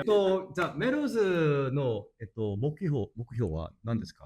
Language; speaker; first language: Japanese; non-native, learner; English